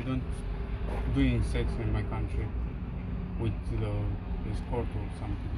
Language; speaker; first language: English; non-native, learner; Romanian